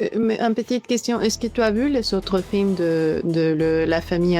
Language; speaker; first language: French; non-native, fluent; Spanish